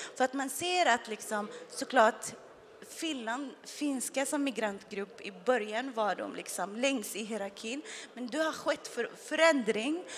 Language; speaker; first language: Swedish; non-native, fluent; Arabic